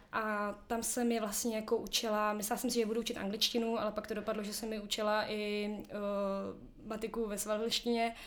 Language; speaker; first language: Czech; native; Czech